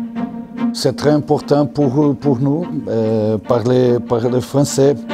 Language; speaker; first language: French; non-native, learner; Portuguese